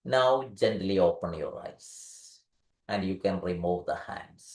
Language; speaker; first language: English; non-native, local second language; Malayalam